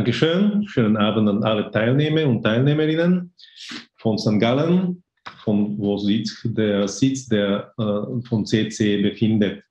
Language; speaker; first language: German; non-native, fluent; Slovak